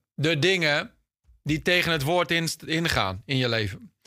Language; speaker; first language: Dutch; non-native, fluent; English